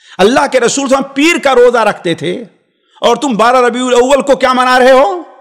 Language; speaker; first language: Urdu; native; Urdu